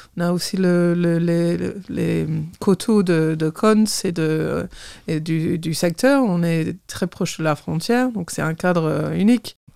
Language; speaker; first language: French; non-native, fluent; English